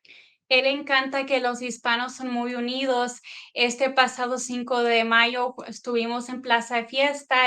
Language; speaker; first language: Spanish; early bilingual, heritage; Spanish